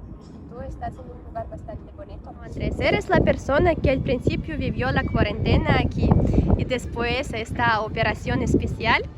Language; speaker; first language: Spanish; non-native, fluent; Russian